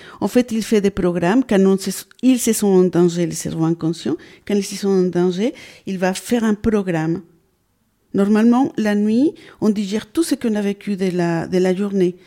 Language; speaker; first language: French; non-native, fluent; Spanish